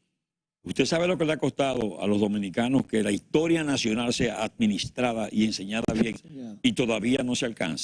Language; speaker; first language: Spanish; native; Spanish